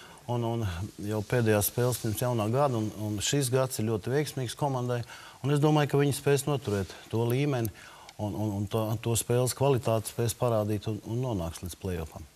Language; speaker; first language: Latvian; native; Latvian